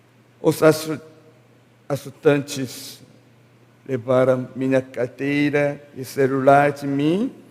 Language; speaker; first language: Portuguese; non-native, learner; Korean